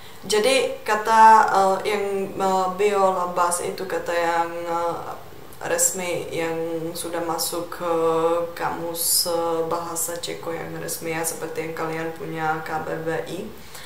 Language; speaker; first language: Indonesian; non-native, fluent; Czech